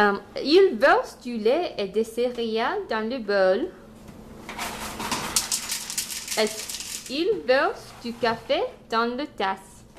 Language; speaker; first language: French; non-native, learner; English